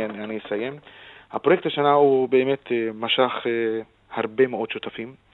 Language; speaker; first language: Hebrew; non-native, local second language; Arabic